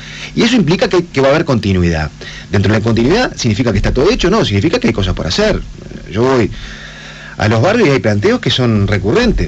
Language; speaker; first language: Spanish; native; Spanish